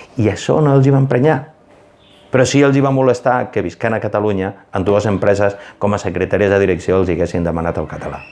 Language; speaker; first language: Catalan; non-native, local second language; Spanish